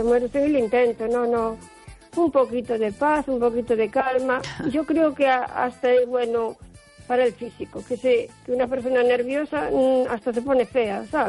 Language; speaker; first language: Spanish; native; Spanish